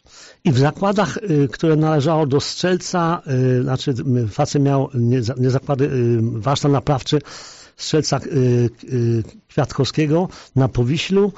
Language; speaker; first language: Polish; native; Polish